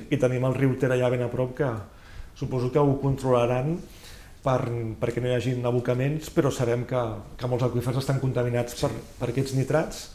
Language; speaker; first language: Catalan; native; Catalan